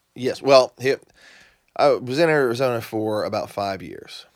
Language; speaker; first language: English; native; English